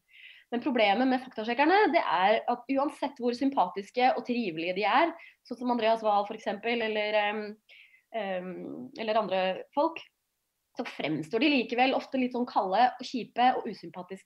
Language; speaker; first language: Norwegian; native; Norwegian